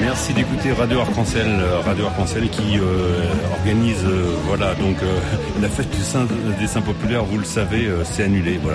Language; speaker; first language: French; native; French